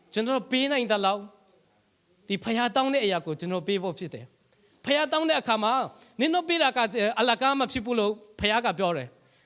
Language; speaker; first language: Burmese; non-native, local second language; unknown